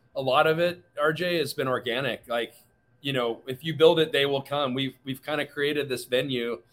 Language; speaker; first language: English; native; English